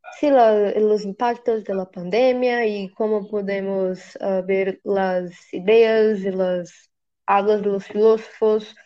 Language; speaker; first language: Spanish; non-native, learner; Portuguese